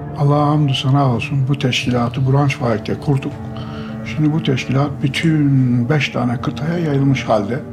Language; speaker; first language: Turkish; native; Turkish